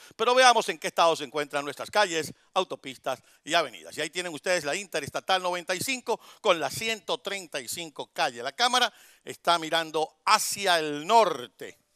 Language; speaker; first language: Spanish; native; Spanish